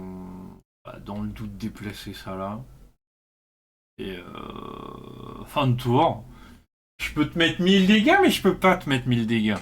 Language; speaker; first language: French; native; French